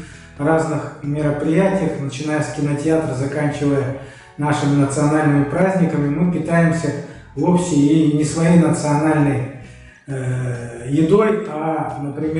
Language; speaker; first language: Russian; native; Russian